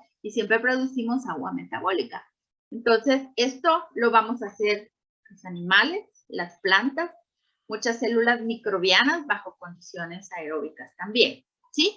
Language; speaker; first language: Spanish; native; Spanish